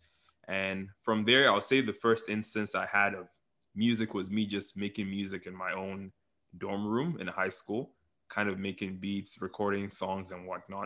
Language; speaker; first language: English; non-native, local second language; Yoruba